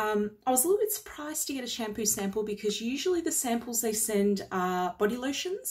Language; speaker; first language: English; native; English